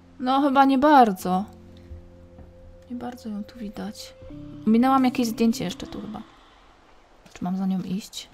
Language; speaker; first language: Polish; native; Polish